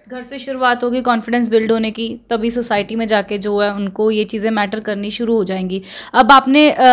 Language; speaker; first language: Hindi; non-native, local second language; Punjabi